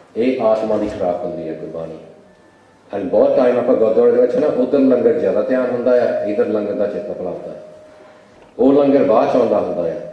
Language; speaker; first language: Punjabi; early bilingual, heritage; Punjabi